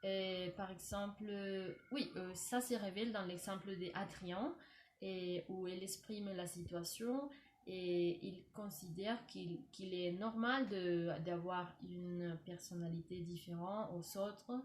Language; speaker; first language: French; non-native, learner; Spanish